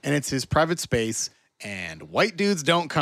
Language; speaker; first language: English; native; English